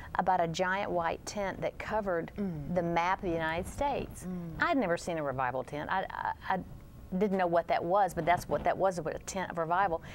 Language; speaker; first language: English; native; English